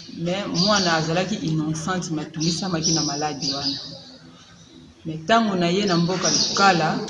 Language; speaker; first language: Lingala; non-native, local second language; Kongo